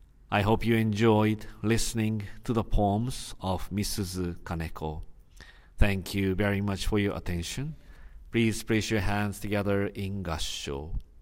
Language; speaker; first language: English; non-native, fluent; Japanese